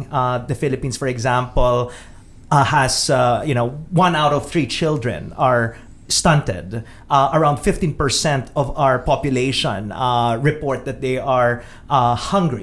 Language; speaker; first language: English; non-native, local second language; Filipino